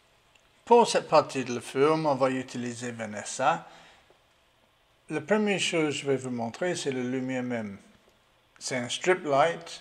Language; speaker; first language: French; non-native, learner; English